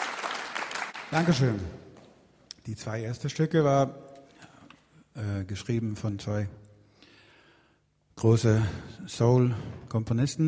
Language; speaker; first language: German; non-native, fluent; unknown